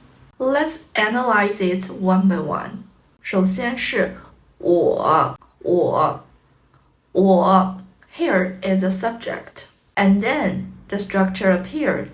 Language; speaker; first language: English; non-native, fluent; Chinese